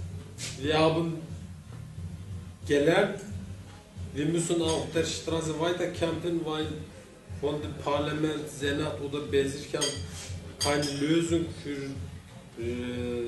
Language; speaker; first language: German; non-native, learner; Turkish